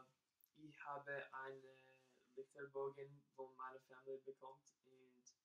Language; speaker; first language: German; non-native, learner; English